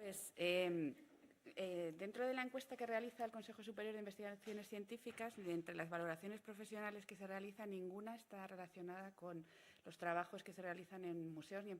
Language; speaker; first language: Spanish; native; Spanish